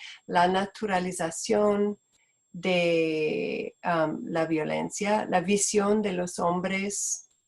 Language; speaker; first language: Spanish; non-native, fluent; Portuguese